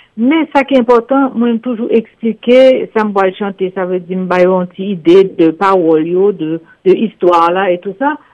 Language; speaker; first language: French; non-native, local second language; Haitian Creole